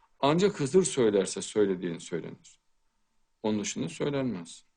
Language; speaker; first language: Turkish; native; Turkish